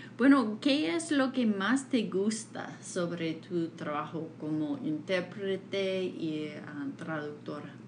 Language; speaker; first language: Spanish; non-native, fluent; English